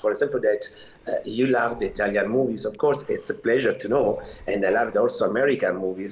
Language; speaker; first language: English; non-native, fluent; Italian